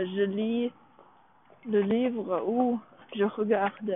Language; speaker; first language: French; non-native, learner; English